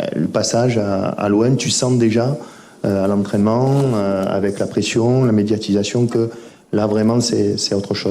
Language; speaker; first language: French; native; French